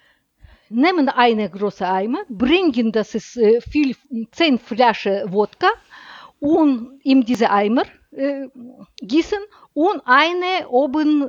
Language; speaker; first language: German; non-native, learner; Russian